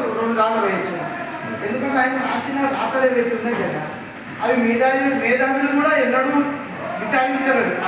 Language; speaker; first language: Telugu; native; Telugu